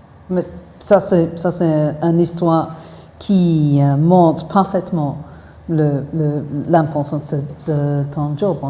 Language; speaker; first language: French; non-native, fluent; English